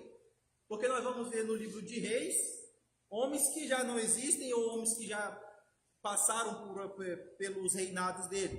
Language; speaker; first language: Portuguese; native; Portuguese